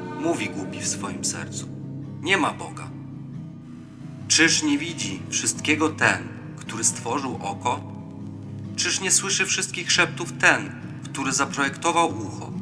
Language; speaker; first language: Polish; native; Polish